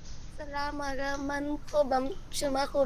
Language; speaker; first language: Persian; non-native, learner; Urdu